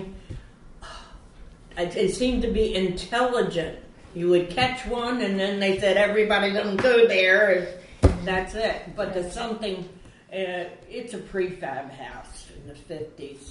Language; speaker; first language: English; early bilingual, other home language; Swedish